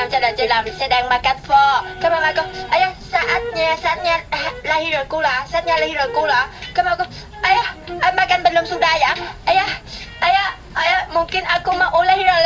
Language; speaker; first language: Indonesian; non-native, learner; Vietnamese